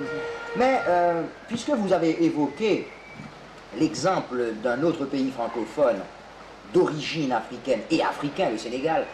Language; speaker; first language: French; native; French